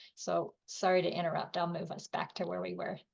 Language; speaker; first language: English; native; English